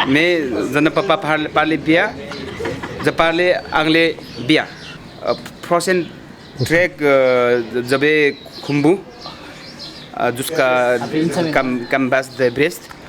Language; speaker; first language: French; non-native, learner; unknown